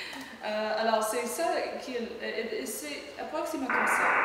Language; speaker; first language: French; non-native, learner; English